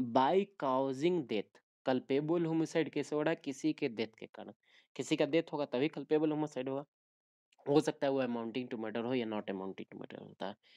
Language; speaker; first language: Hindi; native; Hindi